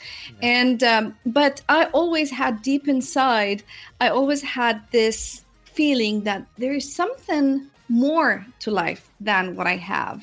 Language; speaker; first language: English; non-native, fluent; Arabic